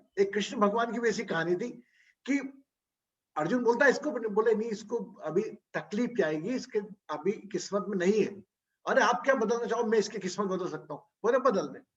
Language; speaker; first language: Hindi; native; Hindi